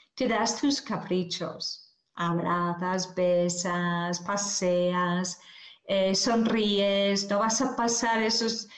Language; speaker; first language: Spanish; non-native, fluent; English